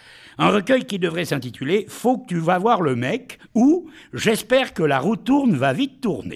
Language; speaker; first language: French; native; French